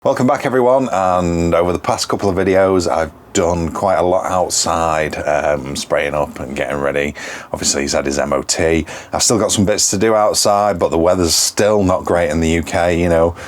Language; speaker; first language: English; native; English